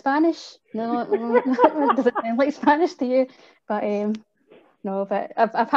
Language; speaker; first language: English; native; English